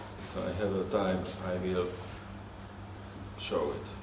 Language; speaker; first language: English; non-native, learner; Hungarian